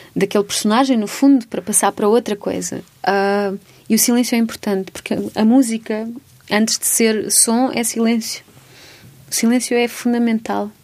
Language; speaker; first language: Portuguese; native; Portuguese